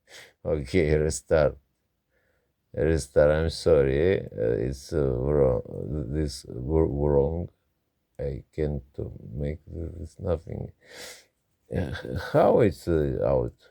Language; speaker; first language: English; non-native, learner; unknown